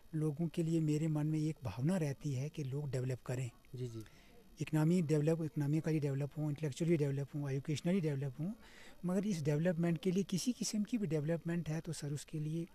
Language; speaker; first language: Hindi; non-native, local second language; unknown